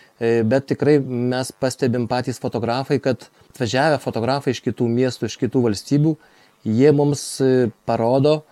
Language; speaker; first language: Lithuanian; native; Lithuanian